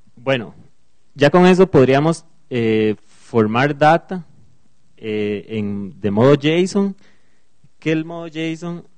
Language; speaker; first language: Spanish; native; Spanish